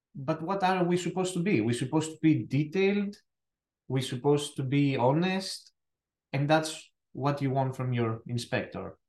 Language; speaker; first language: English; non-native, fluent; Greek